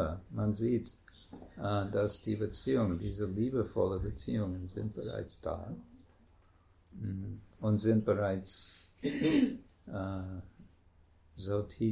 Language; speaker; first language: German; non-native, fluent; English